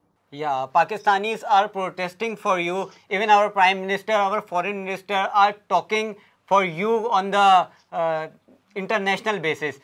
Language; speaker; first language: English; non-native, local second language; Urdu